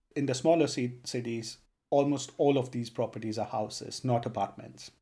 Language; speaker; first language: English; non-native, local second language; Punjabi